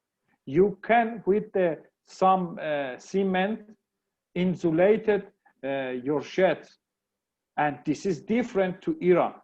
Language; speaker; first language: English; non-native, learner; Persian